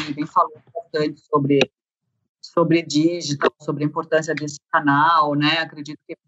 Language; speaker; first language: Portuguese; native; Portuguese